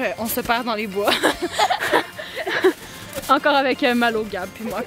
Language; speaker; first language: French; native; French